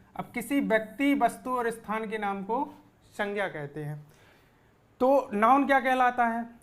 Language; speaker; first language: Hindi; native; Hindi